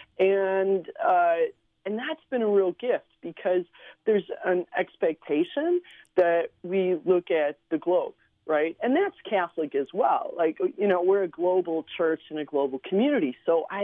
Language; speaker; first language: English; early bilingual, other home language; Slovenian